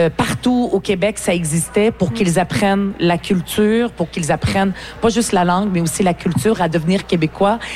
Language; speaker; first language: French; early bilingual, other home language; Arabic